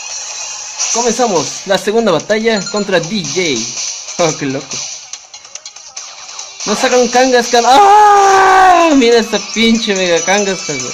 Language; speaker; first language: Spanish; native; Spanish